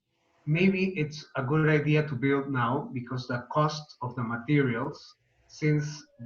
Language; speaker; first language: English; non-native, fluent; Spanish